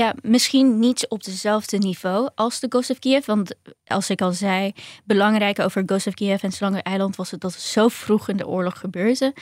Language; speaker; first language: Dutch; early bilingual, other home language; Ukrainian